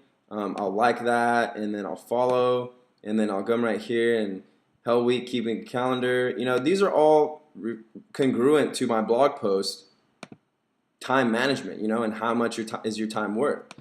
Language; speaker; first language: English; native; English